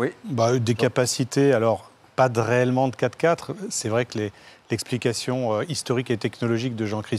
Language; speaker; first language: French; native; French